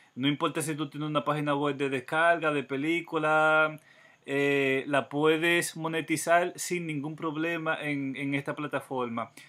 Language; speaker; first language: Spanish; native; Spanish